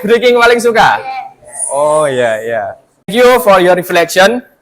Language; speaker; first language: English; non-native, fluent; Indonesian